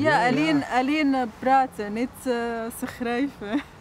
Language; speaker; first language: Dutch; non-native, learner; Arabic